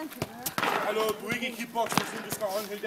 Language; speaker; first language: Danish; early bilingual, other home language; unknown